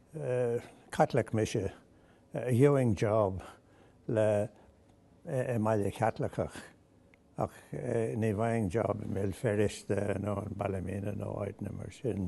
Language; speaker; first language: Irish; non-native, local second language; English